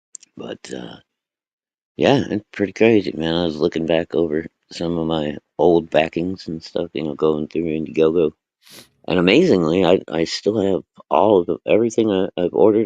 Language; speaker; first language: English; native; English